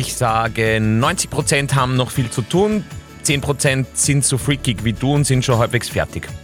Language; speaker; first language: German; native; German